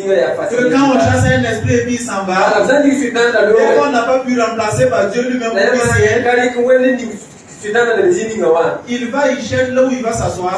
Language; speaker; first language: French; non-native, local second language; Mossi